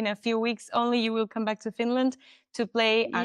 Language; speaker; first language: English; non-native, fluent; German